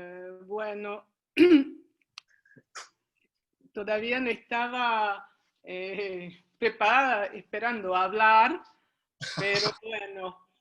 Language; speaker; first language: Spanish; non-native, fluent; Portuguese